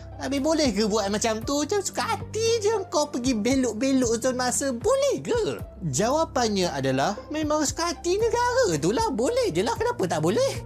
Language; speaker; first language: Malay; native; Malay